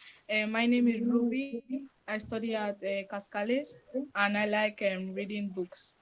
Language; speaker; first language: English; non-native, learner; Spanish